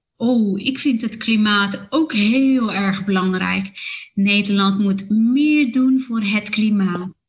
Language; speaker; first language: Dutch; native; Dutch